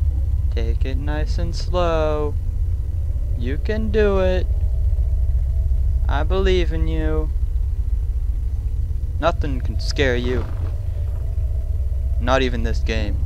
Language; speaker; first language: English; native; English